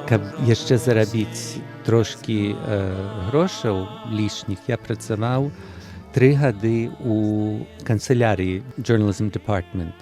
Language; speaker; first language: Belarusian; early bilingual, heritage; Belarusian